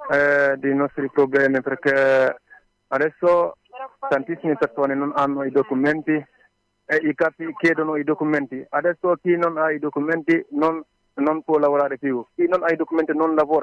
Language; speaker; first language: Italian; non-native, learner; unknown